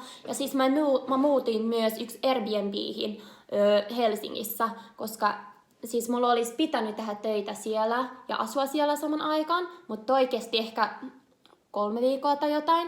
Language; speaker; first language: Finnish; non-native, learner; English